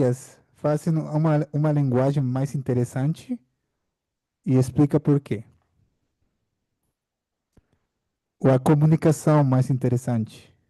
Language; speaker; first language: Portuguese; non-native, fluent; Spanish